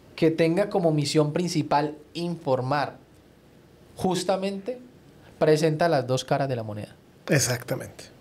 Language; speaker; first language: Spanish; native; Spanish